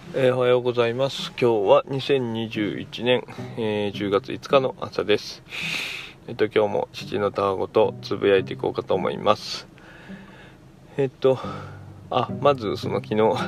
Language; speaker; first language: Japanese; native; Japanese